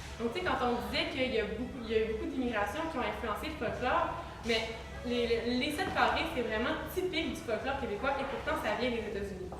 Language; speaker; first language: French; native; French